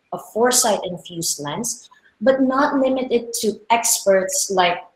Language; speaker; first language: English; non-native, local second language; Filipino